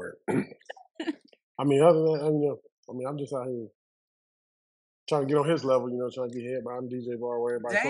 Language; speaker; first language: English; native; English